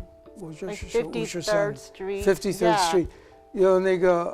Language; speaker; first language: Chinese; non-native, learner; English